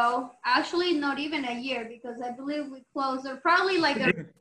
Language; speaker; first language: English; non-native, fluent; Spanish